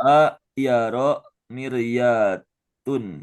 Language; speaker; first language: Arabic; non-native, learner; Indonesian